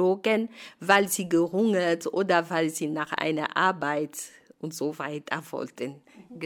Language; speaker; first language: German; non-native, fluent; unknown